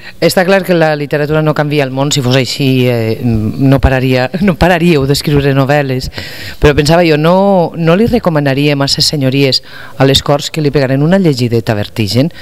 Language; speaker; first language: Catalan; native; Catalan